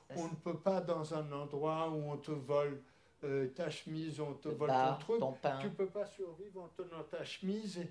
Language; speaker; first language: French; early bilingual, other home language; Polish